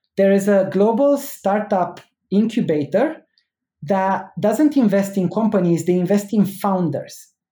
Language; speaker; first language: English; non-native, fluent; Romanian